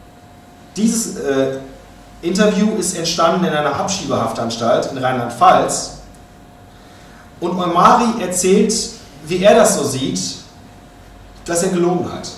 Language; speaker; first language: German; native; German